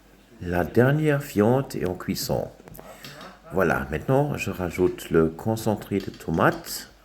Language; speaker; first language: French; non-native, local second language; German